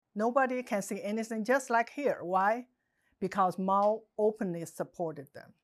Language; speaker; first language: English; non-native, fluent; Chinese